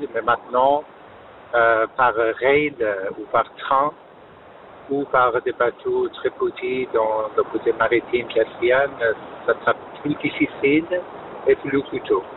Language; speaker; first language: French; non-native, fluent; Persian